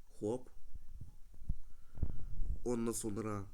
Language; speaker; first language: Turkish; non-native, learner; Russian